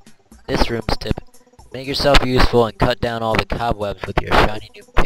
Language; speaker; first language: English; native; English